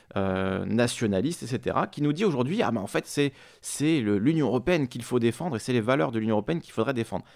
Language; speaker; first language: French; native; French